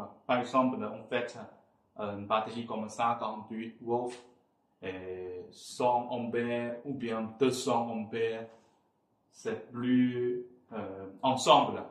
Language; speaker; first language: French; non-native, fluent; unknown